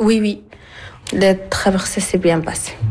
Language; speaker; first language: French; non-native, learner; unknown